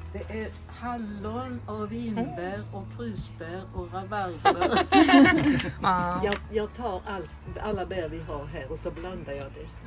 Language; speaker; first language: Swedish; native; Swedish